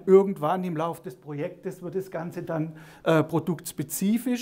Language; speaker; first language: German; native; German